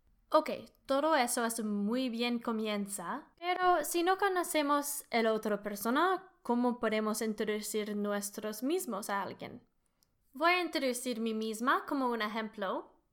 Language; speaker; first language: Spanish; non-native, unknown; English